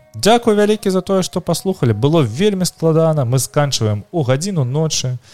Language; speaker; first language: Belarusian; non-native, local second language; Russian